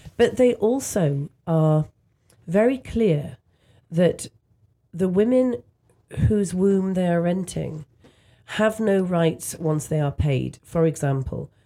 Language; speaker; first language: English; native; English